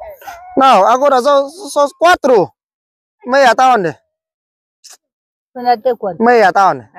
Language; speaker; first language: Portuguese; non-native, learner; Vietnamese